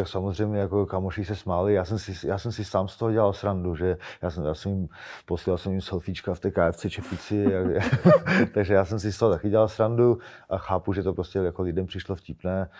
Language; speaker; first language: Czech; native; Czech